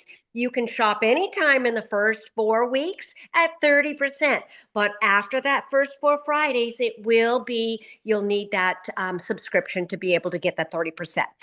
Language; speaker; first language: English; native; English